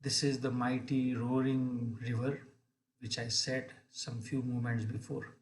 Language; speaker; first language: English; non-native, local second language; Marathi